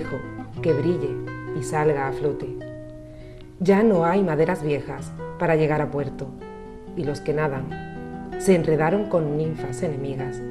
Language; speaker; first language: Spanish; native; Spanish